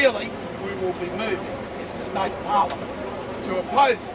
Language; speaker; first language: English; native; English